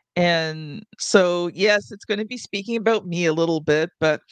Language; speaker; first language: English; native; English